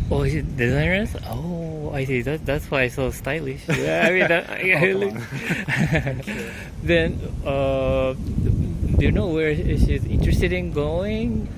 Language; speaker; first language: English; non-native, learner; Japanese